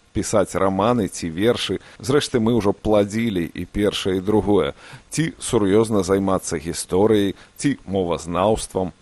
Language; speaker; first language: Belarusian; non-native, local second language; Russian